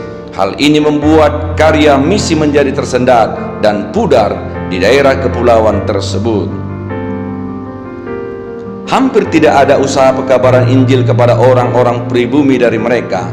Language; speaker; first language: Indonesian; native; Indonesian